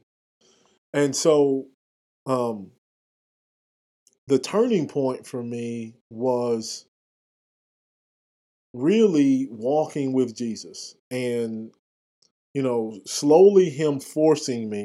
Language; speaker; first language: English; native; English